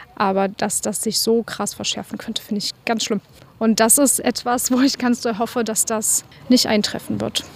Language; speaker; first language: German; native; German